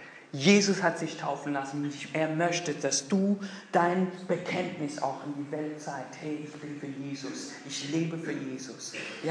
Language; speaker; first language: German; non-native, fluent; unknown